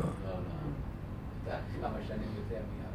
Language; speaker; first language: Hebrew; non-native, fluent; English